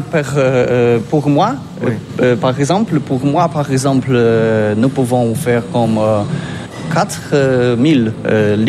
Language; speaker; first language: French; non-native, learner; Polish